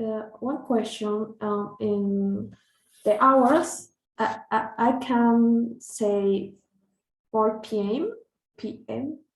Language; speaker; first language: English; non-native, learner; Spanish